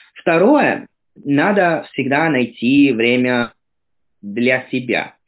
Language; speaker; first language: Russian; non-native, fluent; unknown